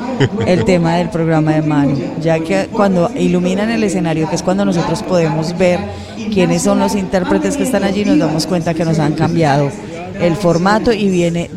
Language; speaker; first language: Spanish; native; Spanish